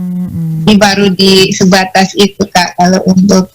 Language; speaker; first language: Indonesian; native; Indonesian